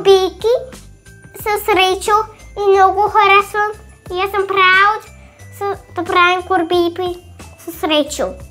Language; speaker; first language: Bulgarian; early bilingual, heritage; Bulgarian